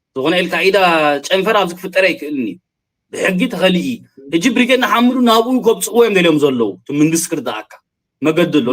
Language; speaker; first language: Tigrinya; early bilingual, heritage; Tigrinya